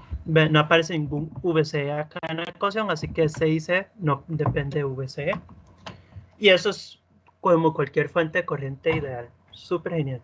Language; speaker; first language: Spanish; native; Spanish